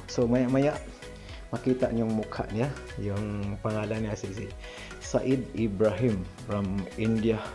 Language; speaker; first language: Filipino; non-native, local second language; Cebuano